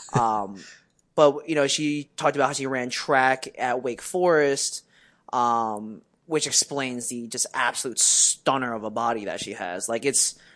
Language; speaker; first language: English; native; English